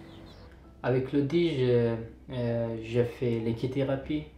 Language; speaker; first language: French; non-native, fluent; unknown